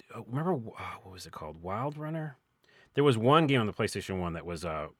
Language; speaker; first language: English; native; English